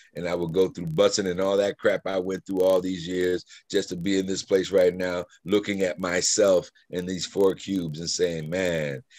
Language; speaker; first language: English; native; English